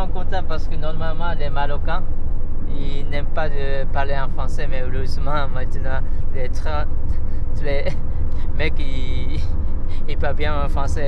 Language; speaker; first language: French; non-native, learner; Japanese